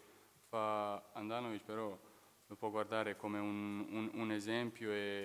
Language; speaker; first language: Italian; non-native, fluent; Serbian